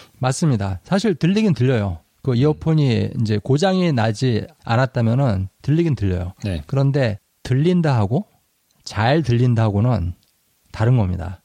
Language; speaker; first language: Korean; native; Korean